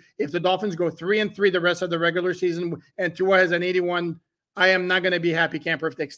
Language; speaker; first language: English; native; English